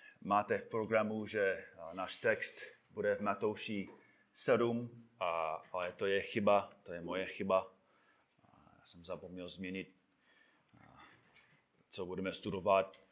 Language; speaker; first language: Czech; non-native, fluent; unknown